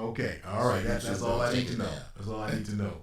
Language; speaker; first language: English; native; English